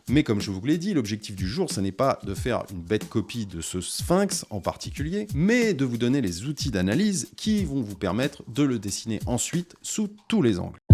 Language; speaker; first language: French; native; French